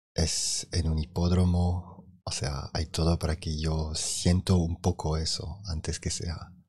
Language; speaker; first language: Spanish; non-native, fluent; French